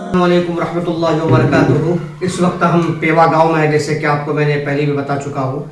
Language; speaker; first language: Urdu; native; Urdu